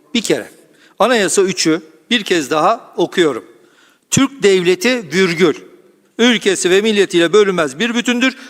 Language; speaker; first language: Turkish; non-native, local second language; Kurdish